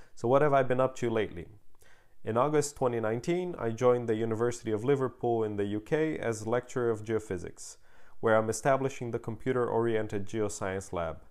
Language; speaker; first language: English; non-native, fluent; Portuguese